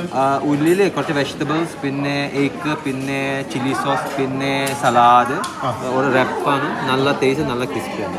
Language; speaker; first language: Malayalam; early bilingual, heritage; Malayalam